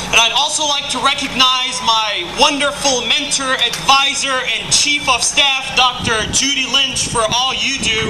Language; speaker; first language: English; non-native, fluent; Arabic